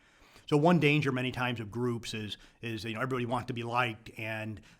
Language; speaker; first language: English; native; English